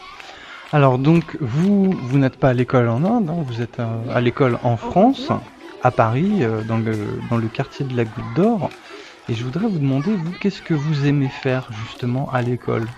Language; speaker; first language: French; native; French